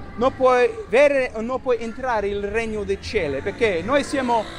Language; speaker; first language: Italian; non-native, fluent; English